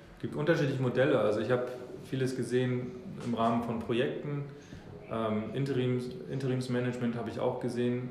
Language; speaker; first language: German; early bilingual, other home language; English